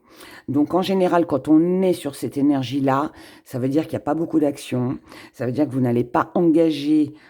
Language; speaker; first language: French; native; French